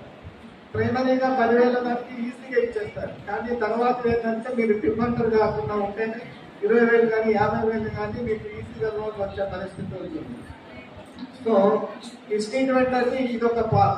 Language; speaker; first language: Telugu; native; Telugu